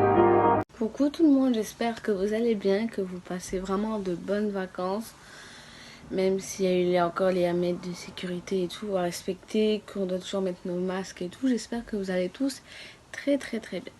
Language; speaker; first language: French; native; French